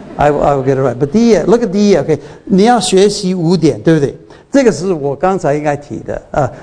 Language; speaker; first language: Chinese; early bilingual, heritage; Chinese